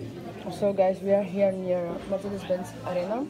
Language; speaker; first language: English; non-native, learner; Russian